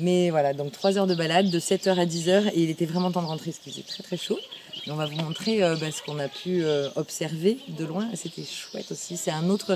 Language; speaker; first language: French; native; French